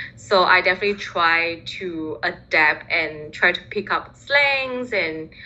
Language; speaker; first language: English; early bilingual, other home language; Chinese